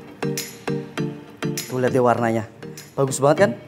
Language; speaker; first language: Indonesian; native; Indonesian